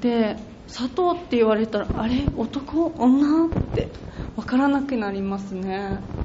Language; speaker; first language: Japanese; non-native, fluent; Mongolian